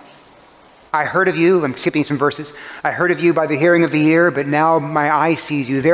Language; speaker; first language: English; native; English